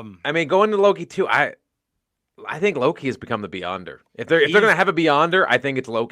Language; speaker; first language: English; native; English